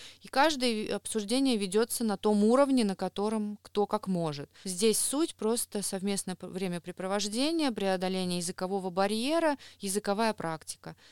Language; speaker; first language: Russian; native; Russian